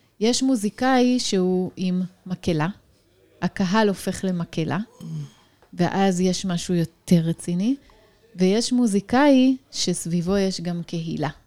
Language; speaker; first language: Hebrew; native; Hebrew